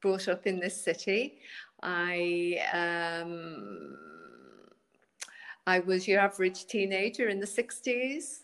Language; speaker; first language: English; native; English